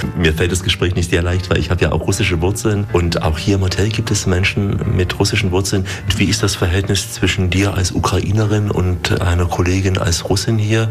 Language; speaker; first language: German; native; German